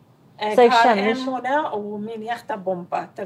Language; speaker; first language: Norwegian; non-native, learner; Arabic